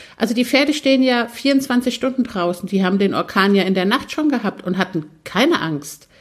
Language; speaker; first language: German; native; German